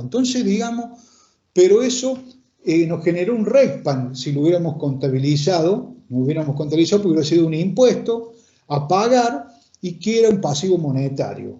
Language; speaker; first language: Spanish; native; Spanish